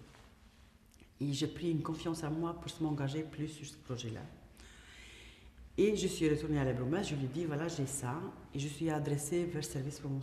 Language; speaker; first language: French; non-native, fluent; Albanian